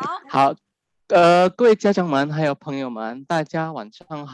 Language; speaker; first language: Chinese; non-native, fluent; Indonesian